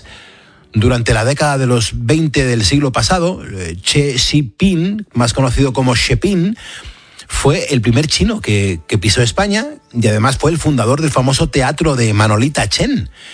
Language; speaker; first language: Spanish; native; Spanish